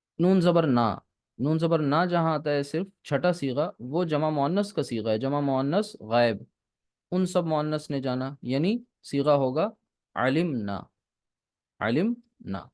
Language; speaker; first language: Urdu; native; Urdu